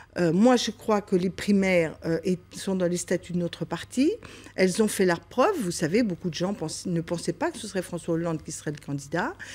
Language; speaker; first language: French; native; French